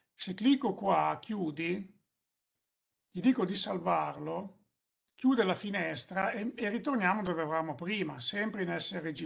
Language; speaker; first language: Italian; native; Italian